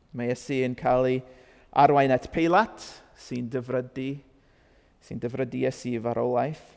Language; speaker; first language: Welsh; non-native, fluent; English